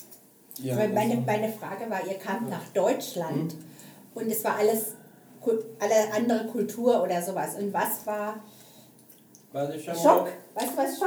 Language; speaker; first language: German; non-native, fluent; English